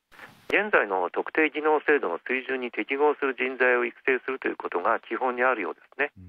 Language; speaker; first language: Japanese; native; Japanese